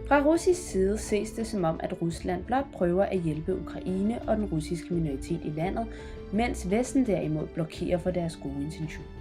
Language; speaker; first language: Danish; native; Danish